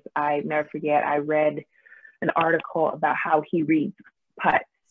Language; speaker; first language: English; native; English